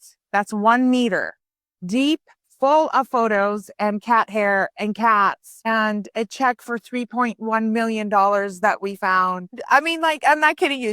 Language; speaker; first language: English; early bilingual, other home language; Persian